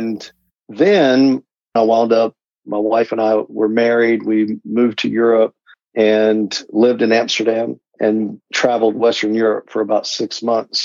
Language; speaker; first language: English; native; English